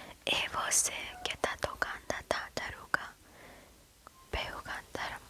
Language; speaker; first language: Portuguese; non-native, learner; English